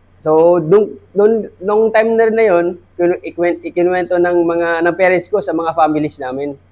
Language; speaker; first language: Filipino; non-native, local second language; Maranao